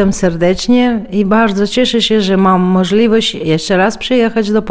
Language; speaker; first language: Polish; early bilingual, heritage; Polish